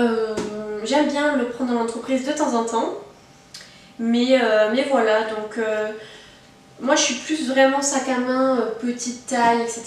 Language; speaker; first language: French; native; French